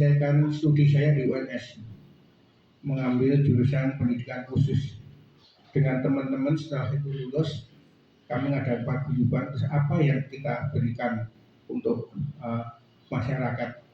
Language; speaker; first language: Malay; non-native, local second language; Javanese